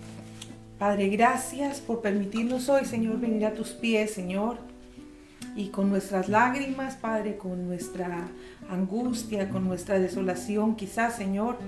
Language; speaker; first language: Spanish; native; Spanish